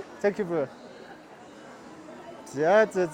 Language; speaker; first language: English; non-native, learner; Mongolian